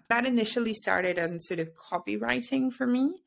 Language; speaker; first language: English; non-native, fluent; Spanish